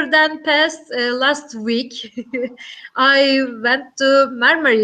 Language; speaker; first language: English; non-native, learner; Turkish